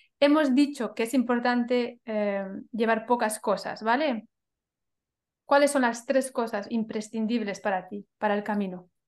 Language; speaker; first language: Spanish; native; Spanish